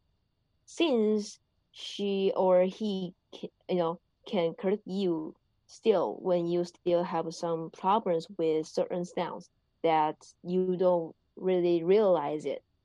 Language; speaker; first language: English; non-native, learner; Chinese